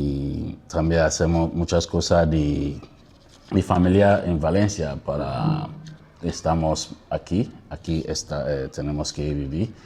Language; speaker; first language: Spanish; non-native, learner; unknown